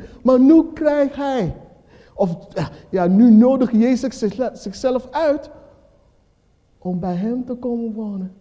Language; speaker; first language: Dutch; non-native, fluent; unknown